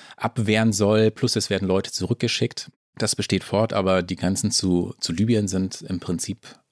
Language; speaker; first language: German; native; German